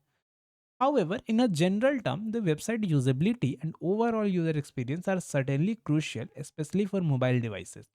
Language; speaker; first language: English; non-native, local second language; Hindi